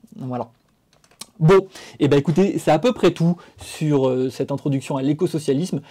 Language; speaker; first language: French; native; French